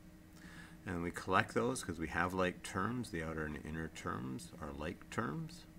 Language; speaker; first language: English; native; English